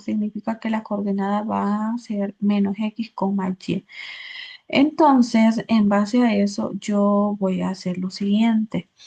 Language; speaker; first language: Spanish; native; Spanish